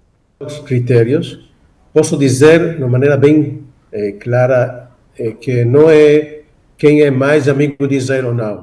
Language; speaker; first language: Portuguese; non-native, fluent; Hebrew